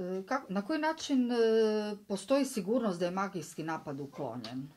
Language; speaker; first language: Croatian; native; Croatian